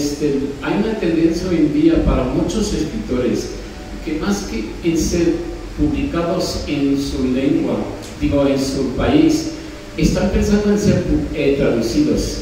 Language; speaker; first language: Spanish; non-native, fluent; English